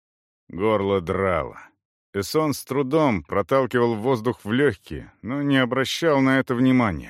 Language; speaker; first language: Russian; native; Russian